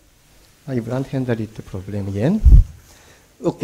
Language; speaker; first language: Swedish; non-native, learner; Japanese